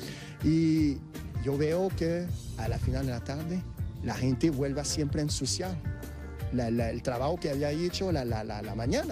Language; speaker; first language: Spanish; non-native, fluent; French